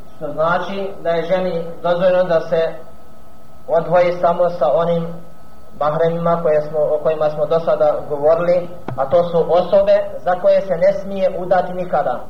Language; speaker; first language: Bosnian; non-native, fluent; Arabic